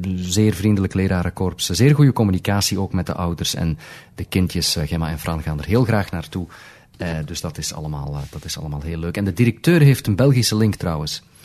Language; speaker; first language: Dutch; native; Dutch